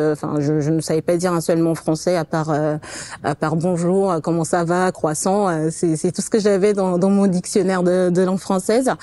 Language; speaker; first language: French; non-native, fluent; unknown